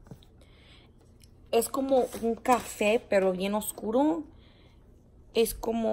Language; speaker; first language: Spanish; early bilingual, heritage; Spanish